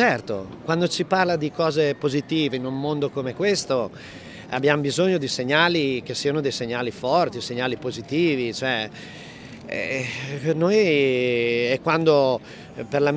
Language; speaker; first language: Italian; native; Italian